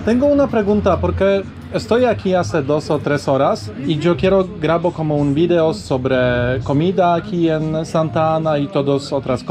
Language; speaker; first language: Spanish; non-native, learner; Polish